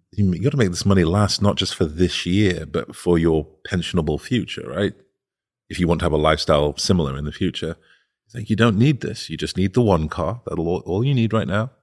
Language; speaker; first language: English; native; English